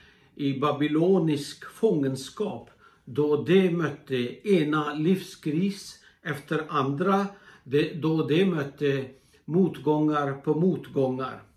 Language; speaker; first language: Swedish; non-native, fluent; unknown